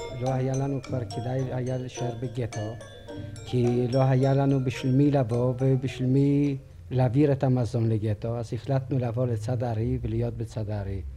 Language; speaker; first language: Hebrew; non-native, fluent; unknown